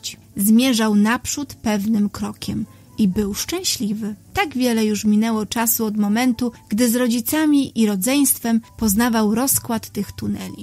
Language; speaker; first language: Polish; native; Polish